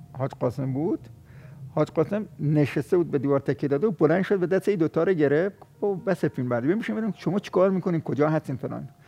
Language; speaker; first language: Persian; native; Persian